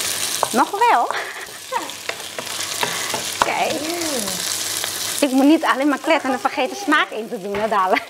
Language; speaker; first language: Dutch; non-native, fluent; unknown